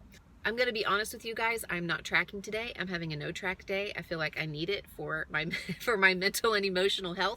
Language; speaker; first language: English; native; English